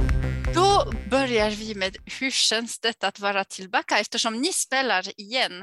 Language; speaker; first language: Swedish; non-native, fluent; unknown